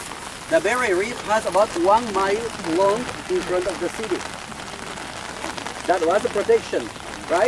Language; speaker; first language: English; non-native, fluent; Spanish